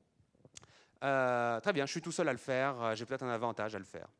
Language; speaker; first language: French; native; French